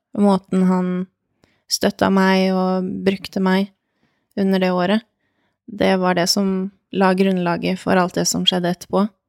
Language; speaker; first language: Norwegian; early bilingual, other home language; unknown